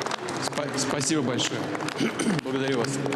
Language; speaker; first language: Russian; native; Russian